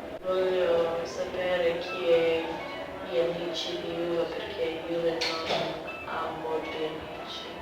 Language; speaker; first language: Italian; non-native, learner; English